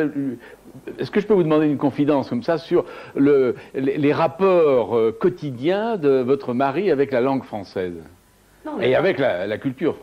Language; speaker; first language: French; native; French